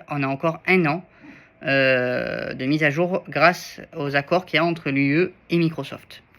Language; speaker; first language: French; native; French